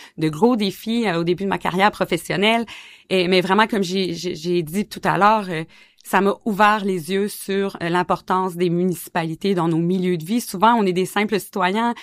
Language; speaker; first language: French; native; French